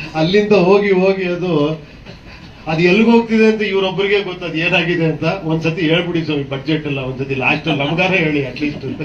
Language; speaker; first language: Kannada; native; Kannada